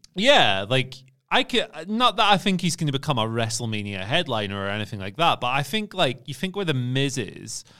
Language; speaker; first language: English; native; English